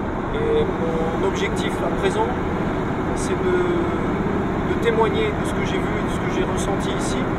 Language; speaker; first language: French; native; French